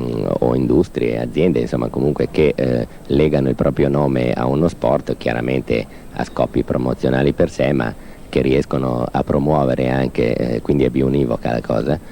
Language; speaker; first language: Italian; native; Italian